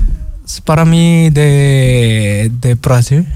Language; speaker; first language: Spanish; non-native, learner; Korean